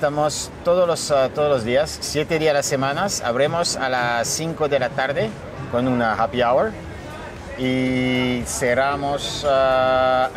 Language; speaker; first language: Spanish; non-native, fluent; French